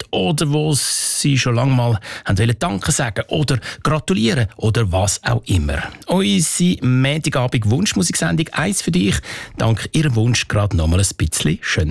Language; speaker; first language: German; native; German